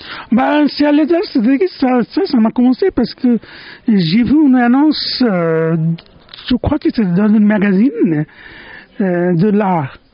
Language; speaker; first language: French; non-native, fluent; Bangla